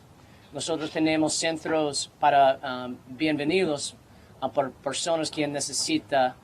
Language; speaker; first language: Spanish; non-native, learner; English